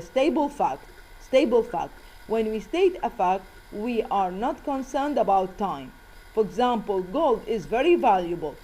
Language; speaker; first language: English; non-native, fluent; Arabic